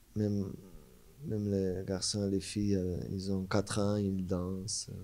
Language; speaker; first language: French; non-native, fluent; Portuguese